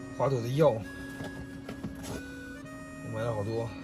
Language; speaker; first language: Chinese; native; Chinese